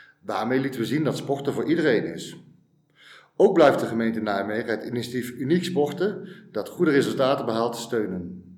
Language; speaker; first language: Dutch; native; Dutch